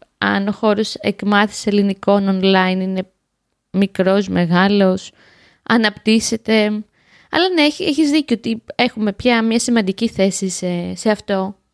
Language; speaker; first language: Greek; native; Greek